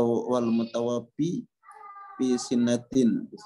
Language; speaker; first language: Arabic; non-native, learner; Malay